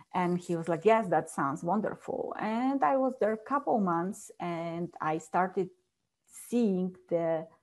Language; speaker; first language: English; non-native, fluent; Polish